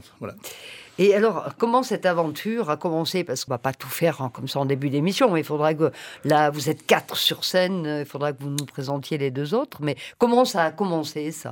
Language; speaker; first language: French; native; French